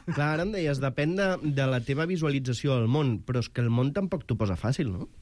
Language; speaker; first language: Catalan; native; Catalan